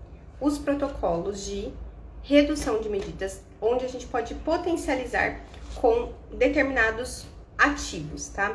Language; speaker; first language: Portuguese; native; Portuguese